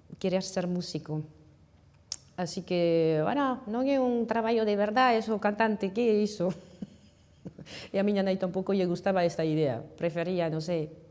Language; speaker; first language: Galician; non-native, fluent; French